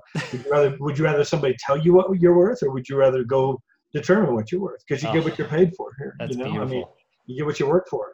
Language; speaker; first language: English; native; English